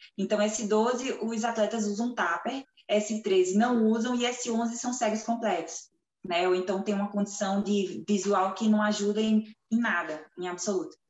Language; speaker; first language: Portuguese; native; Portuguese